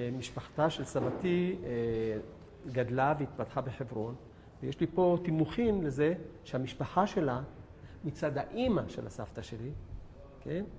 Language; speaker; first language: Hebrew; native; Hebrew